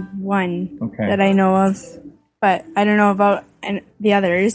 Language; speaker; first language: English; native; English